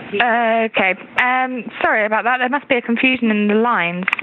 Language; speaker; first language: English; native; English